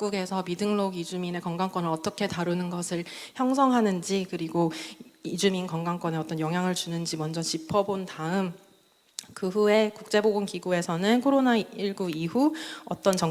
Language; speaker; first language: Korean; native; Korean